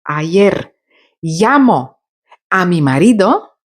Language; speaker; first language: Spanish; non-native, fluent; Polish